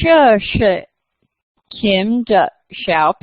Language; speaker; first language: Chinese; non-native, learner; English